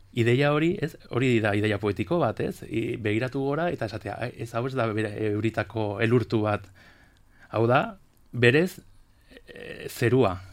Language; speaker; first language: Basque; non-native, local second language; Spanish